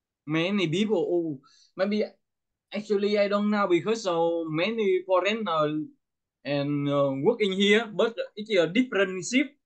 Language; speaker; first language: English; non-native, learner; Vietnamese